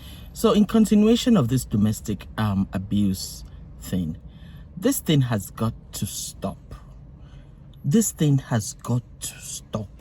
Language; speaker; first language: English; non-native, local second language; Yoruba